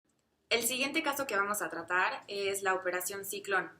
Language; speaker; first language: Spanish; native; Spanish